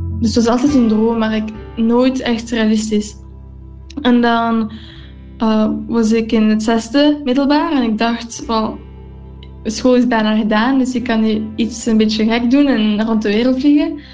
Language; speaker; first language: Dutch; non-native, local second language; English